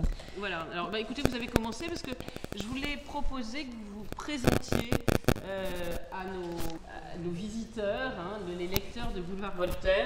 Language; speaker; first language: French; native; French